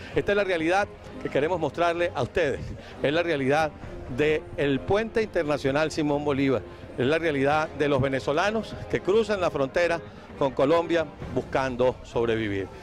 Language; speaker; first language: Spanish; native; Spanish